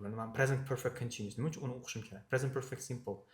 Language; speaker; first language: English; non-native, fluent; Uzbek